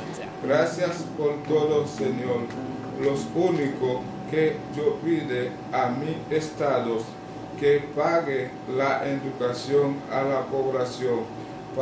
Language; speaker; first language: Spanish; non-native, local second language; Haitian Creole